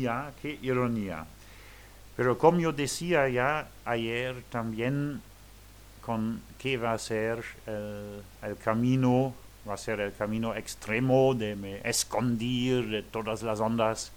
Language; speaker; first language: Spanish; non-native, learner; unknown